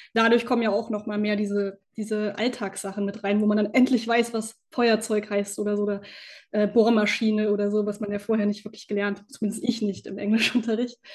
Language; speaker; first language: German; native; German